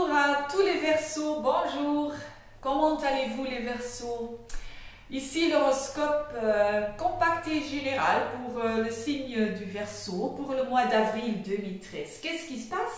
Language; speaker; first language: French; non-native, fluent; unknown